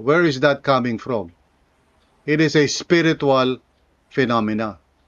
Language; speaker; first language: English; non-native, local second language; Filipino